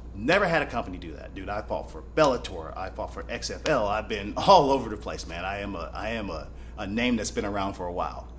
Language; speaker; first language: English; native; English